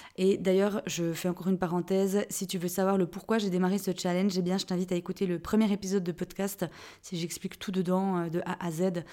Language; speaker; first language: French; native; French